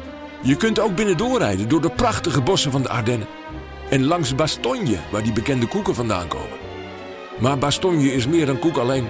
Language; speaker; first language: Dutch; native; Dutch